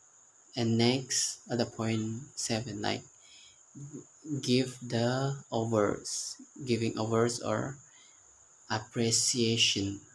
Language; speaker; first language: English; non-native, learner; Indonesian